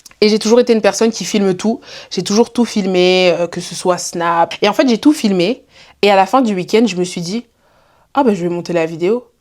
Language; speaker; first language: French; native; French